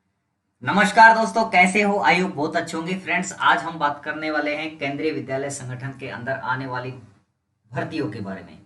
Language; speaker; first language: Hindi; native; Hindi